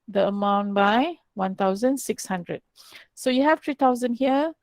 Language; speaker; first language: English; non-native, local second language; Malay